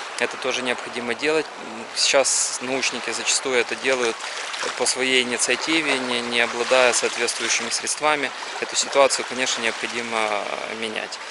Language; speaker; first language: Russian; native; Russian